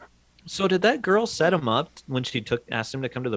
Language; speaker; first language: English; native; English